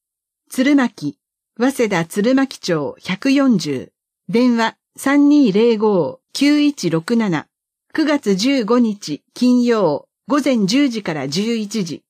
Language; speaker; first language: Japanese; native; Japanese